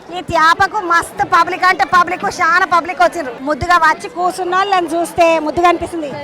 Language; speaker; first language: Telugu; native; Telugu